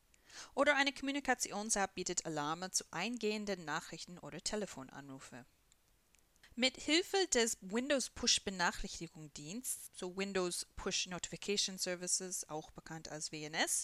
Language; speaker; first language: German; non-native, fluent; English